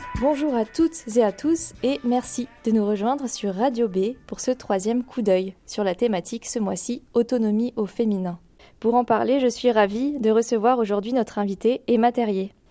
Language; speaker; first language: French; native; French